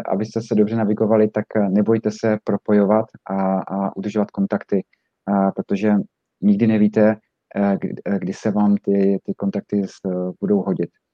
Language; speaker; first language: Czech; native; Czech